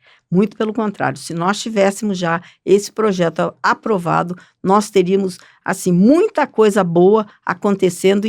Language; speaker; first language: Portuguese; native; Portuguese